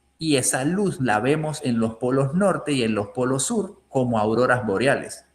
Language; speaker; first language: Spanish; native; Spanish